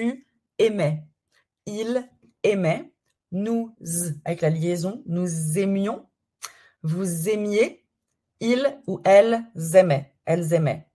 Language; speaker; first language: French; native; French